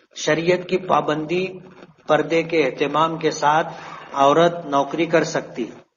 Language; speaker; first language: Urdu; native; Urdu